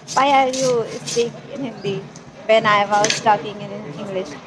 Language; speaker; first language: English; non-native, learner; Hindi